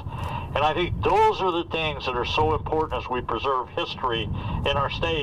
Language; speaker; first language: English; native; English